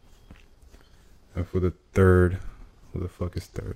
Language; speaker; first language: English; non-native, local second language; Igbo